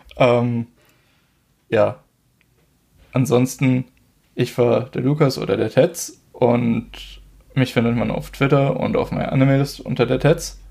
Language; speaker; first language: German; native; German